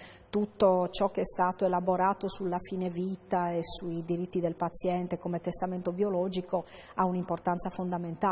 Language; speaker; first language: Italian; native; Italian